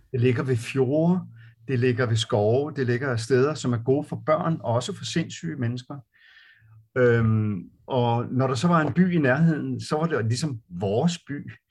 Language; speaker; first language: Danish; native; Danish